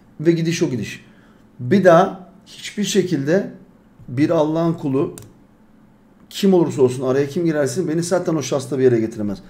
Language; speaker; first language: Turkish; early bilingual, heritage; Turkish